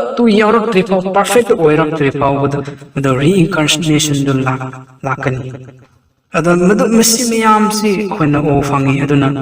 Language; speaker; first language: Manipuri; non-native, local second language; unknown